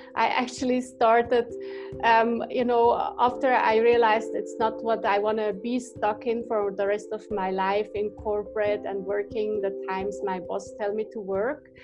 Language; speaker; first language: English; non-native, fluent; German